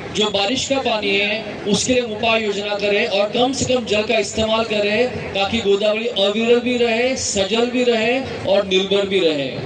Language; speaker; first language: Hindi; non-native, local second language; Marathi